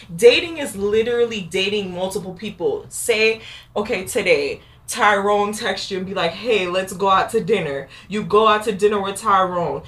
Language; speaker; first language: English; native; English